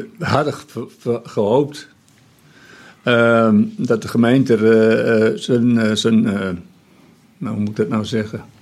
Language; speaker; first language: Dutch; non-native, local second language; Western Frisian